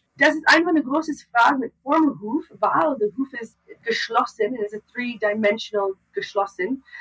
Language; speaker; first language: German; non-native, learner; English